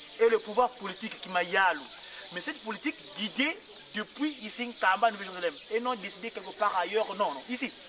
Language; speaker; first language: French; non-native, local second language; Kongo